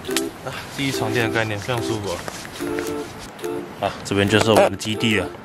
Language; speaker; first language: Chinese; native; Chinese